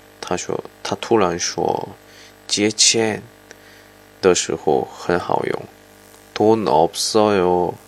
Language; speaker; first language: Chinese; non-native, fluent; Korean